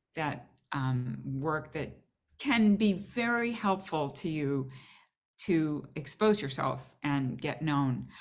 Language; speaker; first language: English; native; English